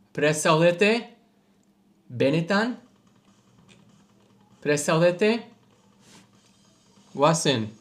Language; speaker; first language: Basque; non-native, learner; English